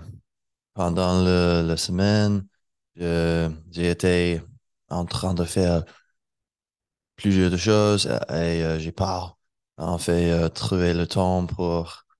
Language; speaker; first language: French; non-native, learner; English